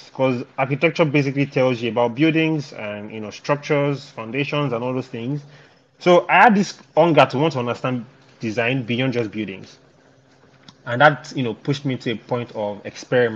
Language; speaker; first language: English; non-native, local second language; Yoruba